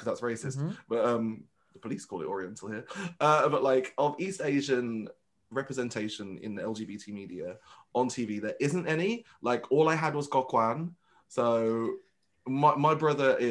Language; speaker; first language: English; non-native, local second language; Vietnamese